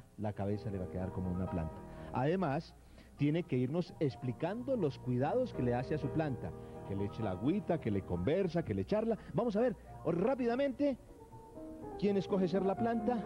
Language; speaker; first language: Spanish; native; Spanish